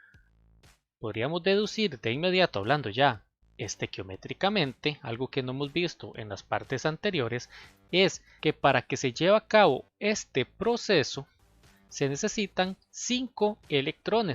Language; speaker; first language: Spanish; native; Spanish